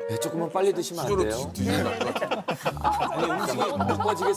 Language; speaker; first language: Korean; native; Korean